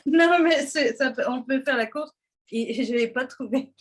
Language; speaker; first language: French; non-native, fluent; English